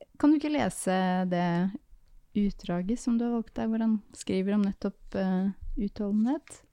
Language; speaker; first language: Norwegian; native; Norwegian